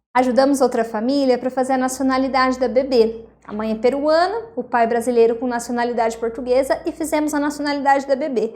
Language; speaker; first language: Portuguese; native; Portuguese